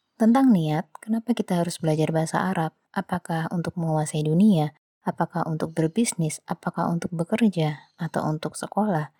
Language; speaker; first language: Indonesian; non-native, local second language; Javanese